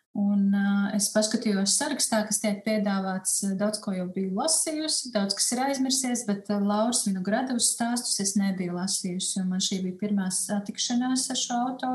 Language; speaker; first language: Latvian; native; Latvian